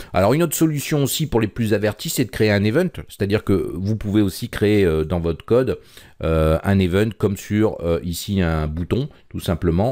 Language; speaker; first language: French; native; French